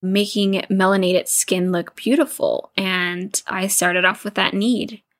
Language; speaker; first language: English; native; English